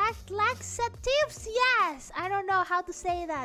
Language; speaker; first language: English; non-native, fluent; Indonesian